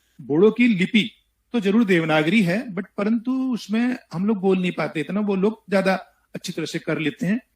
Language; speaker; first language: Hindi; native; Hindi